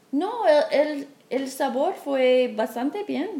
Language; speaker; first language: Spanish; non-native, learner; English